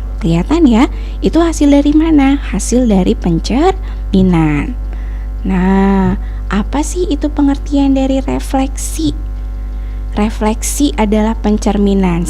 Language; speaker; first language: Indonesian; native; Indonesian